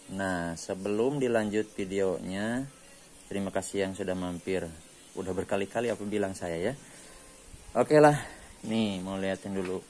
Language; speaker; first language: Indonesian; non-native, local second language; Sundanese